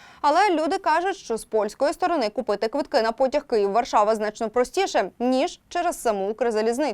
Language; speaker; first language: Ukrainian; native; Ukrainian